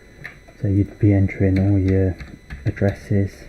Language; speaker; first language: English; native; English